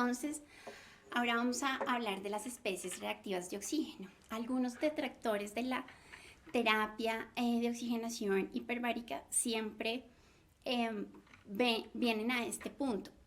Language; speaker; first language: Spanish; native; Spanish